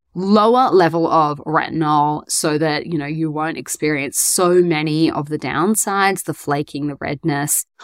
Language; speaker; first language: English; native; English